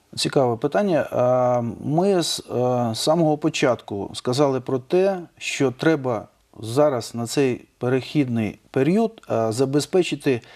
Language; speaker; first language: Ukrainian; non-native, local second language; Russian